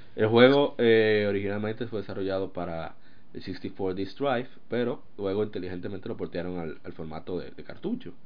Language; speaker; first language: Spanish; native; Spanish